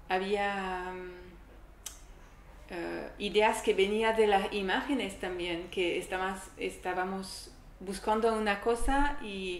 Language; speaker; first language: Spanish; non-native, learner; French